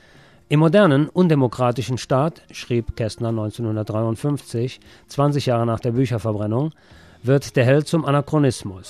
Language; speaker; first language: German; native; German